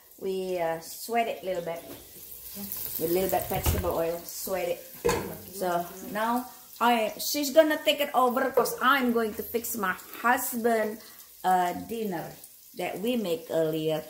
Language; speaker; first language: English; non-native, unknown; Indonesian